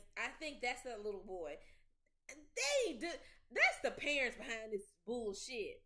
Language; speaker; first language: English; native; English